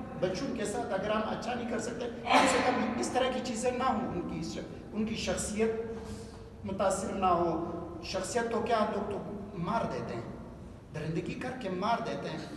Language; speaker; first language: Urdu; non-native, local second language; Pashto